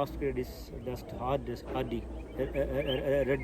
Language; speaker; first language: English; non-native, learner; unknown